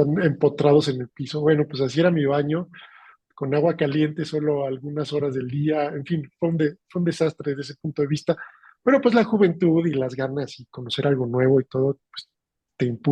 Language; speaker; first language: Spanish; native; Spanish